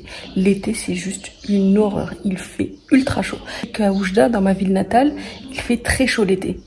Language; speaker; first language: French; early bilingual, other home language; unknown